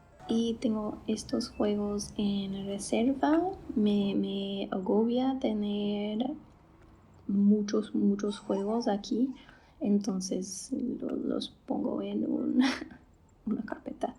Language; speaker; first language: Spanish; non-native, fluent; English